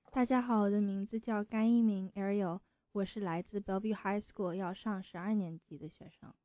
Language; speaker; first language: Chinese; early bilingual, heritage; Chinese